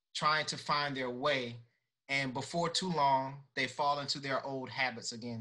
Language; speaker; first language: English; native; English